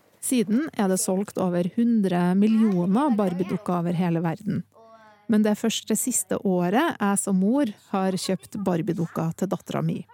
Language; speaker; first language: Norwegian; native; Norwegian